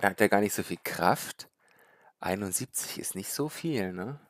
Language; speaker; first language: German; native; German